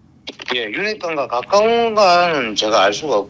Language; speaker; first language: Korean; native; Korean